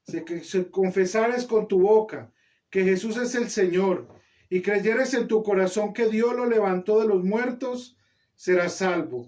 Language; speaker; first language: Spanish; native; Spanish